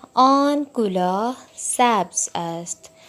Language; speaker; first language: Persian; non-native, fluent; Urdu